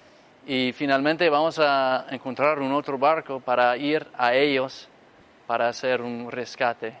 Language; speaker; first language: Spanish; non-native, fluent; English